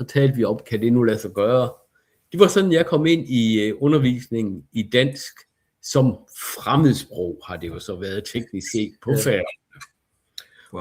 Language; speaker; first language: Danish; native; Danish